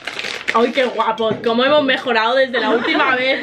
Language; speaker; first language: Spanish; native; Spanish